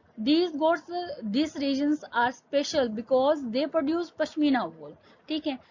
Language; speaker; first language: Hindi; native; Hindi